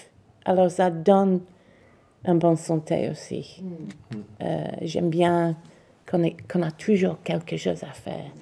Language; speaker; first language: French; non-native, learner; English